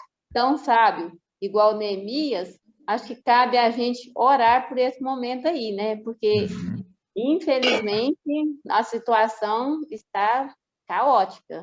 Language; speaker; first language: Portuguese; native; Portuguese